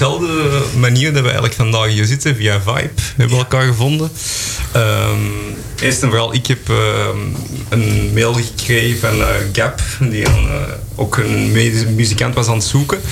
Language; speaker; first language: Dutch; native; Dutch